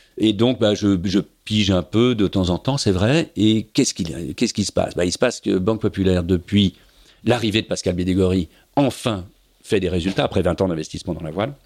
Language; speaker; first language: French; native; French